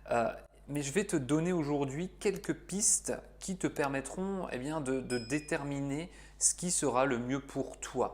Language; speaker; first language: French; native; French